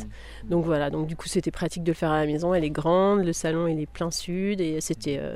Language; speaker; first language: French; native; French